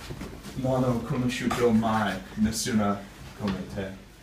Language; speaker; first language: Italian; non-native, learner; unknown